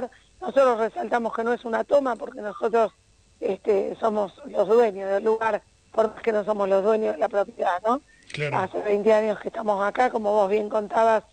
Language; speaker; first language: Spanish; native; Spanish